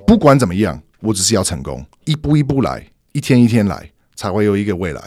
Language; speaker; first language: Chinese; non-native, fluent; English